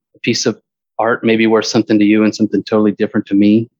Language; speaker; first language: English; native; English